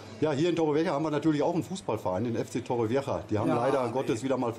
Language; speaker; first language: German; native; German